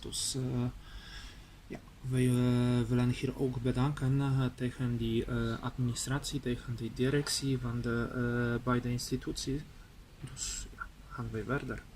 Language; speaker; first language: Dutch; non-native, learner; Polish